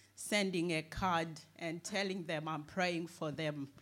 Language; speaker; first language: English; non-native, local second language; Shona